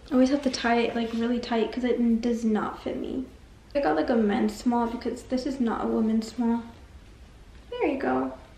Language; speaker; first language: English; early bilingual, other home language; Spanish